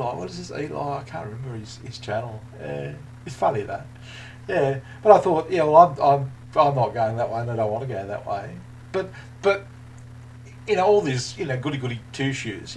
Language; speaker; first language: English; native; English